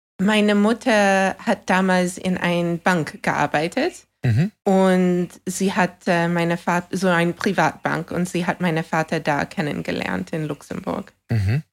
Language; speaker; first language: German; non-native, fluent; English